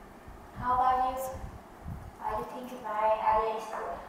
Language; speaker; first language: English; non-native, learner; Vietnamese